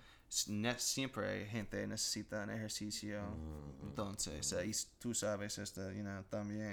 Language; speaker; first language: Spanish; non-native, learner; English